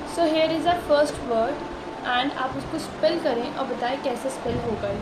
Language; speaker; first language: Hindi; native; Hindi